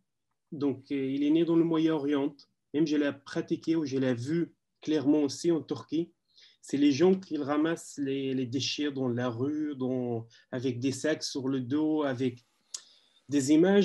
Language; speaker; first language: French; non-native, learner; Arabic